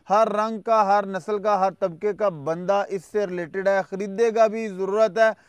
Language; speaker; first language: Urdu; non-native, local second language; Punjabi